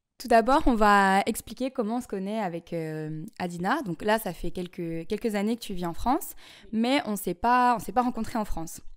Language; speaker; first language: French; native; French